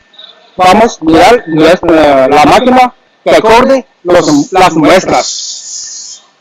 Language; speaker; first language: Spanish; non-native, learner; Chinese